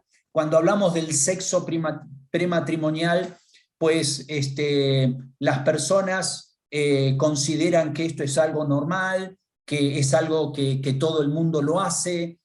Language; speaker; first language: Spanish; native; Spanish